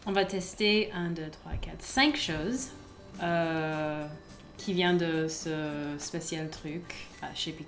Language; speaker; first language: French; non-native, fluent; English